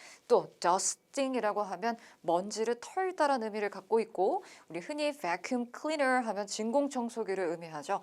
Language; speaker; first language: Korean; native; Korean